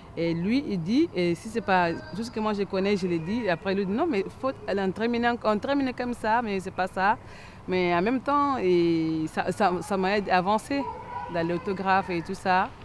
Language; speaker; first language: French; non-native, learner; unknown